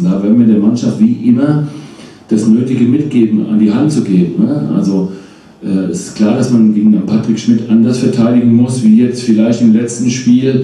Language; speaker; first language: German; native; German